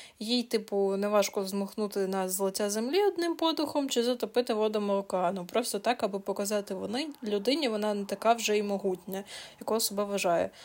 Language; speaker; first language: Ukrainian; non-native, local second language; Russian